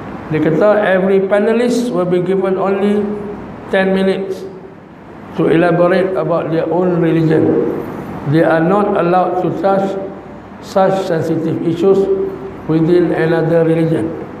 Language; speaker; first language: English; non-native, local second language; Malay